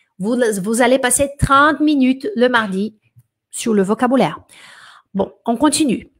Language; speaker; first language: French; non-native, fluent; Portuguese